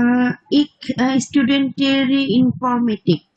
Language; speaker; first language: German; non-native, learner; Bangla